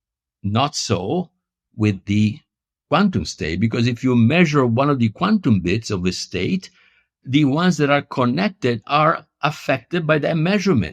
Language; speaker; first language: English; non-native, fluent; Italian